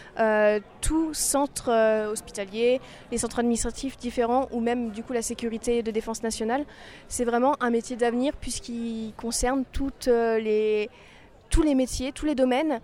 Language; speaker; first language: French; native; French